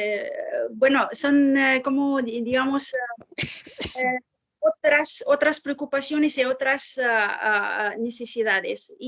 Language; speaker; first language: Spanish; non-native, fluent; Arabic